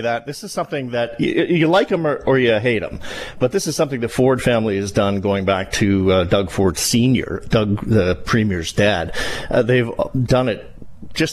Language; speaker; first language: English; native; English